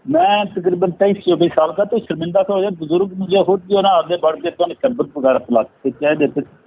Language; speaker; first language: Urdu; non-native, local second language; Punjabi